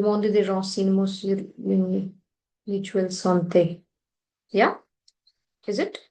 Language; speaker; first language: French; non-native, fluent; Hindi